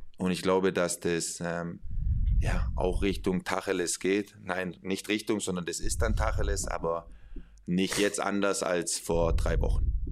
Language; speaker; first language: German; early bilingual, other home language; Spanish